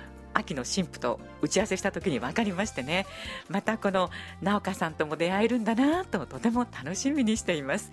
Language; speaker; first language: Japanese; native; Japanese